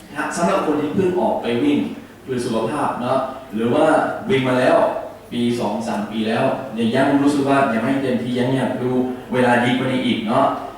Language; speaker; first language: Thai; non-native, learner; English